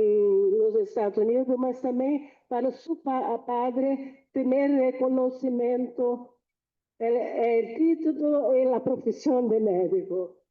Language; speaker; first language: Portuguese; non-native, fluent; Spanish